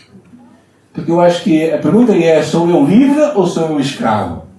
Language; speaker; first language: Portuguese; native; Portuguese